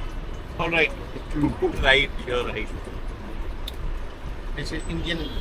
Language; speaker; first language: English; non-native, local second language; Hindi